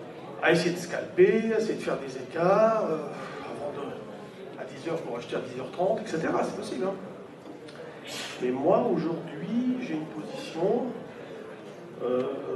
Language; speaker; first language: French; native; French